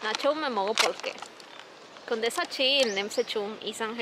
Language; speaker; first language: Korean; non-native, learner; Spanish